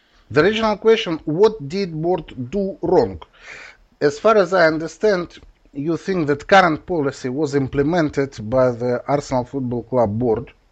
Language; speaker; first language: English; non-native, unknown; Russian